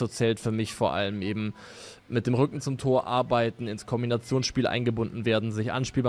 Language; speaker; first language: German; native; German